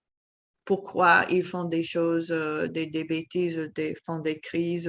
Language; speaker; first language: French; non-native, fluent; English